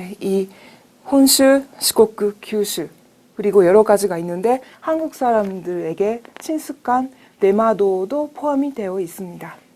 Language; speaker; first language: Korean; non-native, fluent; Japanese